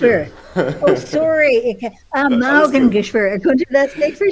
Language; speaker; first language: German; non-native, fluent; English